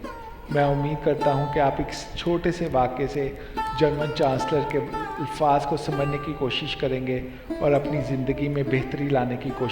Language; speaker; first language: Urdu; native; Urdu